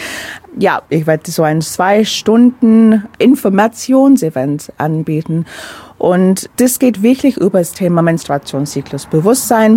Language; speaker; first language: German; non-native, fluent; English